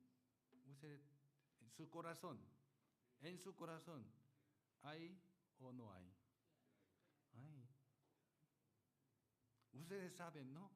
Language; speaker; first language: Spanish; non-native, learner; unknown